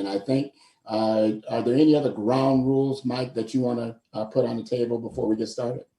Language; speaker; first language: English; native; English